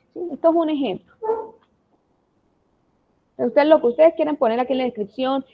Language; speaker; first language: Spanish; native; Spanish